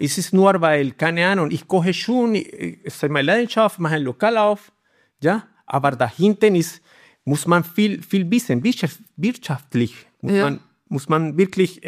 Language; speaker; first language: German; non-native, learner; Spanish